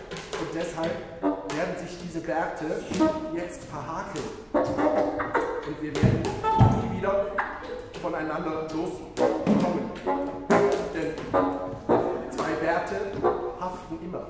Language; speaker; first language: German; native; German